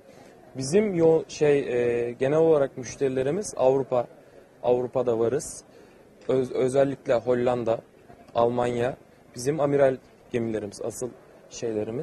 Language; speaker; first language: Turkish; native; Turkish